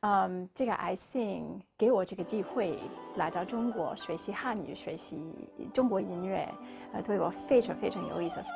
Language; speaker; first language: Chinese; non-native, learner; English